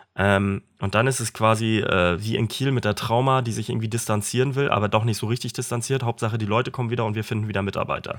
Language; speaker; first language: German; native; German